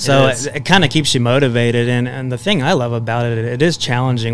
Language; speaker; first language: English; native; English